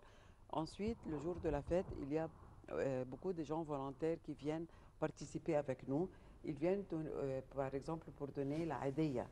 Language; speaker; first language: French; non-native, fluent; Arabic